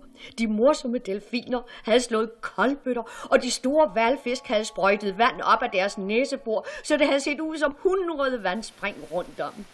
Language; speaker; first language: Danish; native; Danish